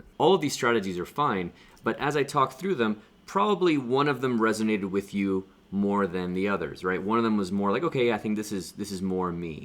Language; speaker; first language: English; native; English